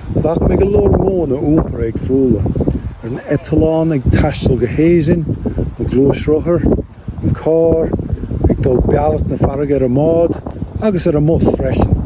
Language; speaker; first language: Irish; non-native, fluent; Chinese